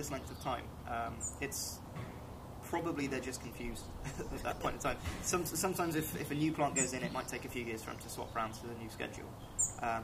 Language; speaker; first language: English; native; English